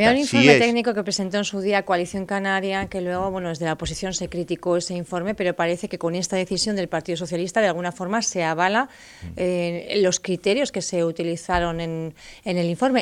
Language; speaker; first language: Spanish; native; Spanish